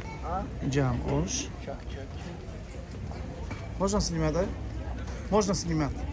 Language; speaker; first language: Russian; non-native, learner; Tajik